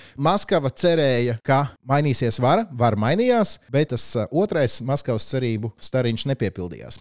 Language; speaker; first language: Latvian; native; Latvian